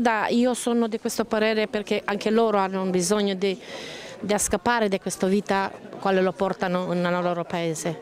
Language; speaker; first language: Italian; non-native, learner; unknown